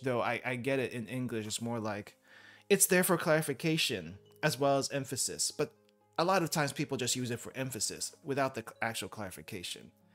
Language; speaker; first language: English; native; English